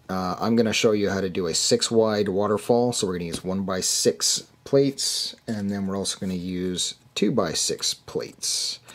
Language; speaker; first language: English; native; English